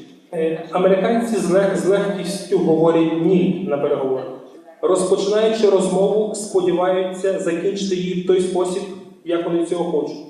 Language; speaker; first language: Ukrainian; native; Ukrainian